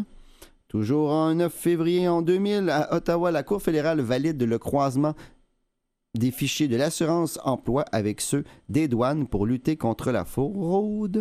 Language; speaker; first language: French; native; French